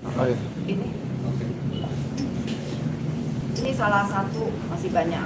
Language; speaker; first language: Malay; non-native, local second language; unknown